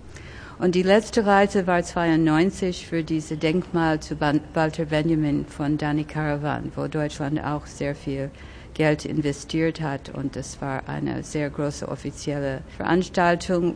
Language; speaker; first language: German; early bilingual, other home language; French